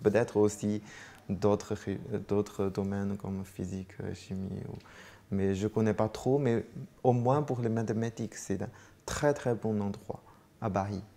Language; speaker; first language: French; non-native, fluent; Chinese